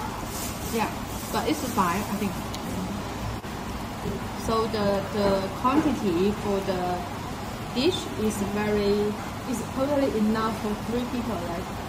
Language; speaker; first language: English; non-native, learner; Chinese